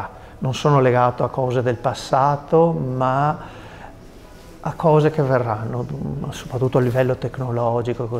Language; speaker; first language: Italian; native; Italian